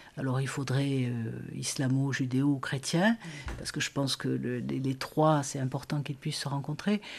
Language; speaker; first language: French; native; French